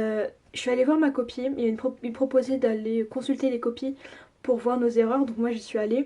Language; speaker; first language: French; native; French